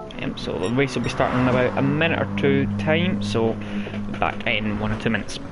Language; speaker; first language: English; native; English